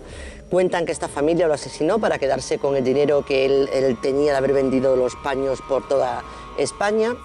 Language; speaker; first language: Spanish; native; Spanish